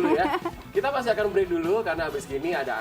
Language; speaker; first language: Indonesian; native; Indonesian